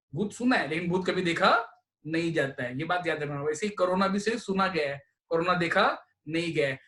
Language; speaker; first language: Hindi; non-native, local second language; Marathi